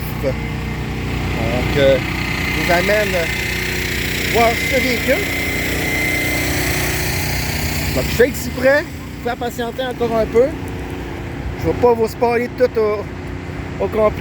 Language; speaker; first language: French; native; French